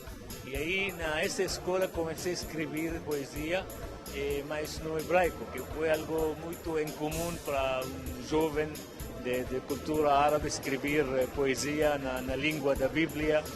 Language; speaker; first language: Portuguese; non-native, fluent; Arabic